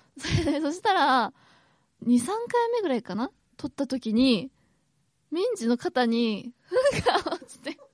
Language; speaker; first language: Japanese; native; Japanese